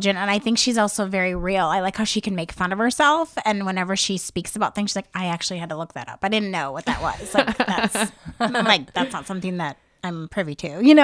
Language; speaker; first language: English; native; English